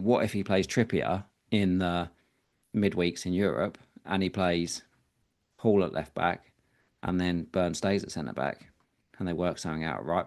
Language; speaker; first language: English; native; English